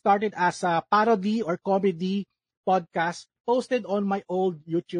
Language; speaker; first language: English; non-native, local second language; Filipino